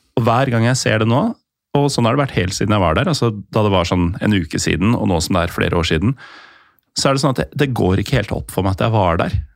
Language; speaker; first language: Norwegian; native; Norwegian